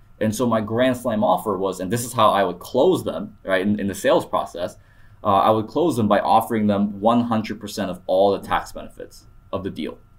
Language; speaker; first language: English; early bilingual, other home language; Korean